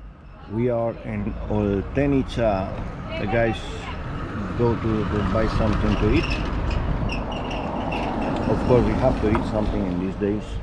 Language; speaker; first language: English; non-native, learner; Romanian